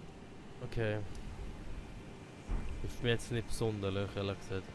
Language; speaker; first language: German; native; German